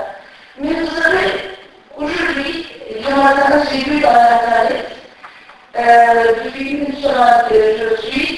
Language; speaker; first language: French; non-native, fluent; Turkish